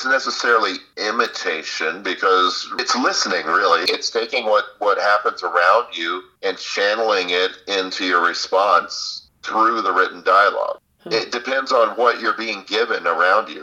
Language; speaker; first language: English; native; English